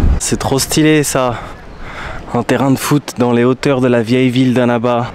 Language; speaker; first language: French; native; French